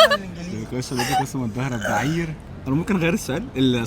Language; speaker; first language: Arabic; native; Arabic